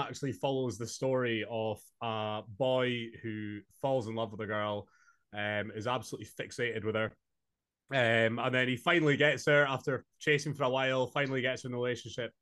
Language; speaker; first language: English; native; English